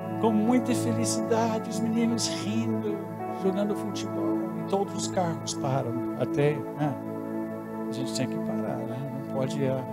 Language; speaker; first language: Portuguese; non-native, fluent; English